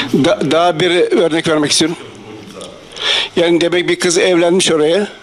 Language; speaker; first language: Turkish; non-native, fluent; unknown